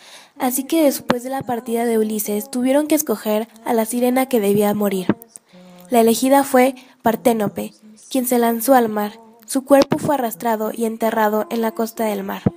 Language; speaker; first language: Spanish; native; Spanish